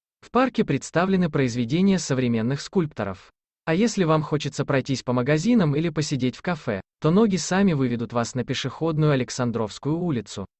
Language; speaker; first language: Russian; native; Russian